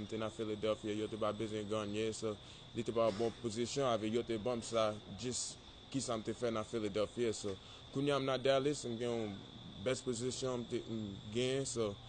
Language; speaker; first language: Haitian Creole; early bilingual, heritage; English